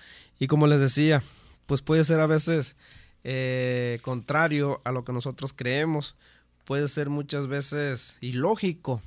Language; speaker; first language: Spanish; native; Spanish